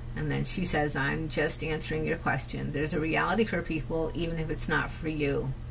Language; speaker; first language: English; native; English